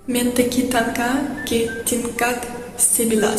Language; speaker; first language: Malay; non-native, learner; Russian